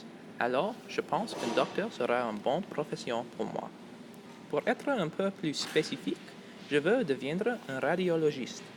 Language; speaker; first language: French; non-native, local second language; English